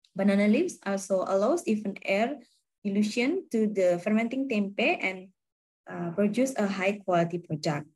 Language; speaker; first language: English; non-native, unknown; Indonesian